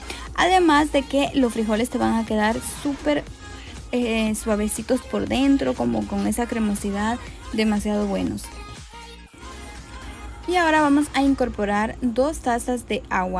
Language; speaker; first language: Spanish; native; Spanish